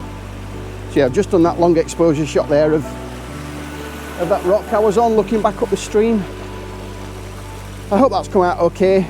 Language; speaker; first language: English; native; English